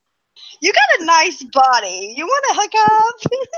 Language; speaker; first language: English; native; English